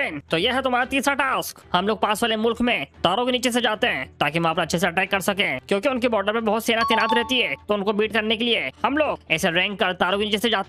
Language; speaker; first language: Hindi; native; Hindi